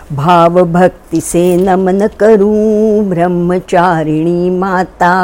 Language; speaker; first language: Hindi; non-native, local second language; Marathi